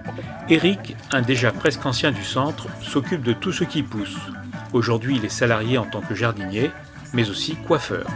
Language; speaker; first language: French; native; French